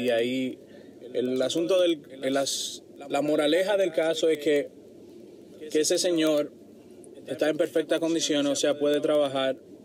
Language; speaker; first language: Spanish; native; Spanish